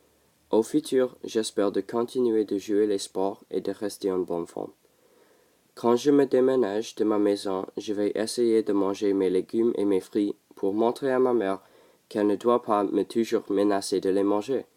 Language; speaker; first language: French; non-native, local second language; English